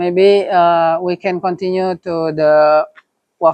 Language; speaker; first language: English; non-native, learner; Indonesian